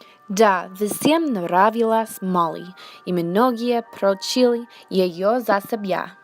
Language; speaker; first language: Russian; non-native, learner; English